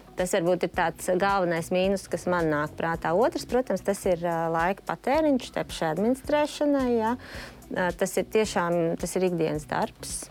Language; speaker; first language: Latvian; native; Latvian